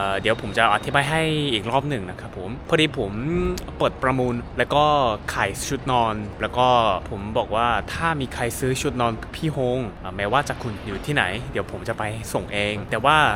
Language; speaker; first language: Thai; non-native, fluent; Korean